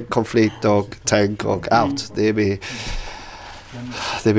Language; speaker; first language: Swedish; non-native, learner; English